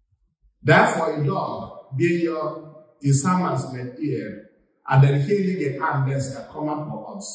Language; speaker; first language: Swedish; non-native, fluent; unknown